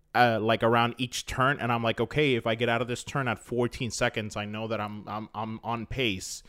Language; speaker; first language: English; native; English